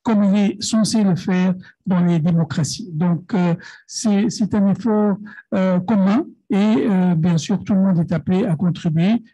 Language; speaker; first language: French; non-native, local second language; Arabic